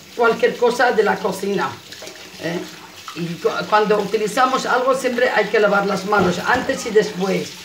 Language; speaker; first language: Spanish; non-native, fluent; Arabic